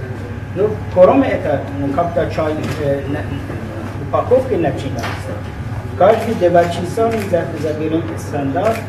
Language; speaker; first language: Russian; non-native, learner; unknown